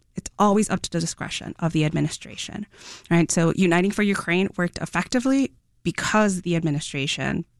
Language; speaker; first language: English; non-native, fluent; Spanish